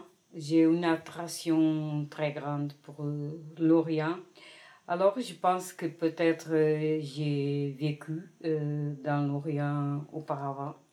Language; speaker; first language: French; non-native, fluent; Portuguese